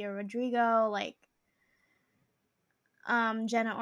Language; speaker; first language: English; native; English